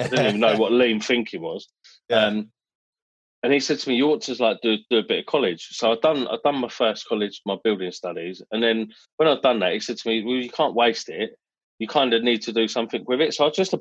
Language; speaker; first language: English; native; English